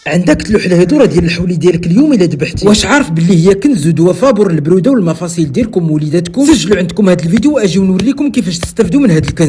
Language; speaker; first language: Arabic; native; Arabic